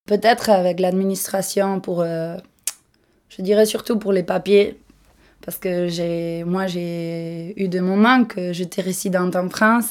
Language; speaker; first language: French; non-native, local second language; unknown